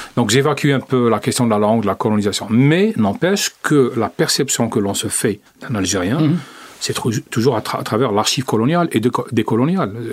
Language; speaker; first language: French; non-native, local second language; Arabic